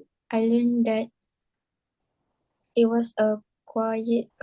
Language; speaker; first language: English; non-native, local second language; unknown